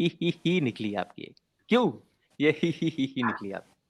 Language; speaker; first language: Hindi; native; Hindi